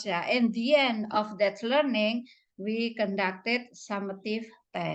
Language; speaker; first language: English; non-native, fluent; Indonesian